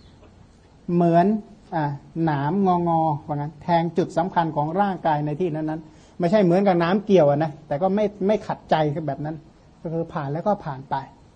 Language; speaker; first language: Thai; non-native, local second language; Khmer